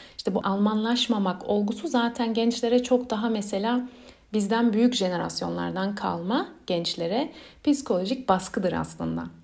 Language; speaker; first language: Turkish; early bilingual, heritage; Turkish